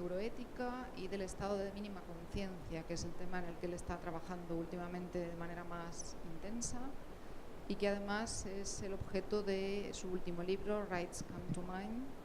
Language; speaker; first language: Spanish; native; Spanish